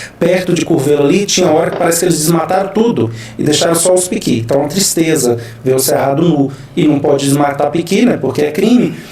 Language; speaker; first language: Portuguese; native; Portuguese